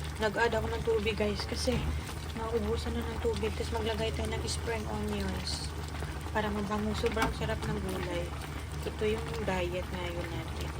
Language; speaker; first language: Filipino; non-native, local second language; Cebuano